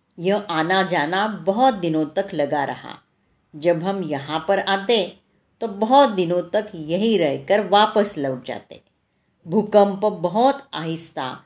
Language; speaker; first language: Hindi; non-native, local second language; Marathi